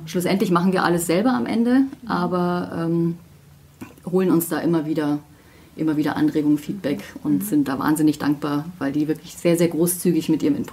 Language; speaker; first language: German; native; German